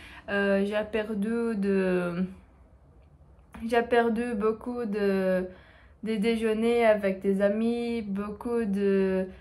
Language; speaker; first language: French; non-native, learner; Portuguese